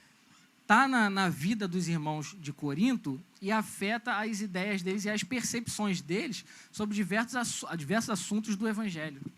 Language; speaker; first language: Portuguese; native; Portuguese